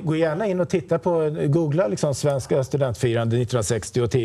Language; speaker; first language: Swedish; native; Swedish